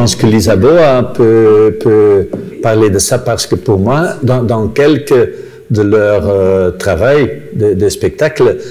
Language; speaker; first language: French; non-native, local second language; Dutch